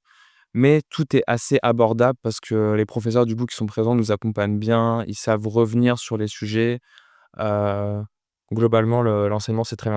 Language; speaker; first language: French; native; French